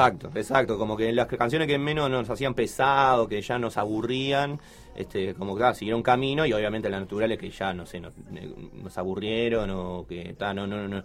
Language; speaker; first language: Spanish; native; Spanish